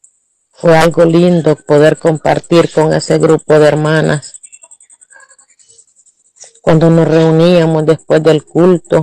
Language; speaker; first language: Spanish; native; Spanish